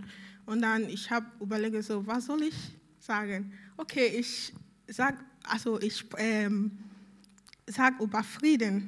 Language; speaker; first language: German; non-native, learner; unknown